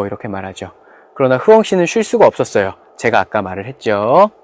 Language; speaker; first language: Korean; native; Korean